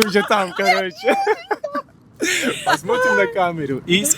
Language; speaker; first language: Russian; non-native, learner; Turkish